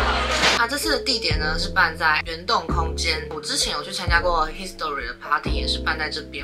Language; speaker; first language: Chinese; native; Chinese